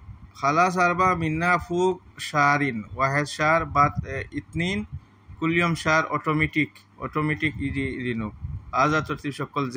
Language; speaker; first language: Arabic; non-native, local second language; Bangla